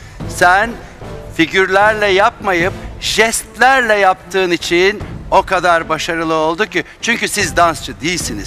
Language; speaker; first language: Turkish; native; Turkish